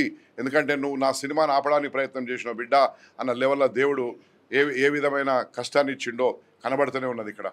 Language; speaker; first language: Telugu; native; Telugu